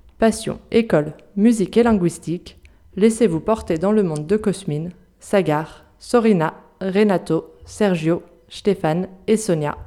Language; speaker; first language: French; native; French